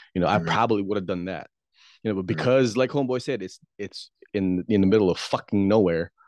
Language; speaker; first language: English; non-native, local second language; Filipino